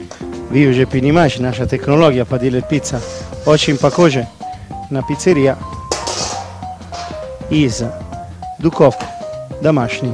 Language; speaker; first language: Russian; non-native, learner; Italian